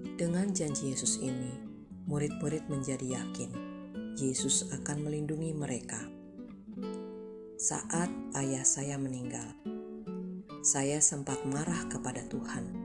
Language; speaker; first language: Indonesian; native; Indonesian